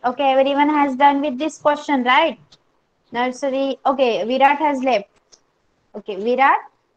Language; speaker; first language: English; non-native, local second language; Marathi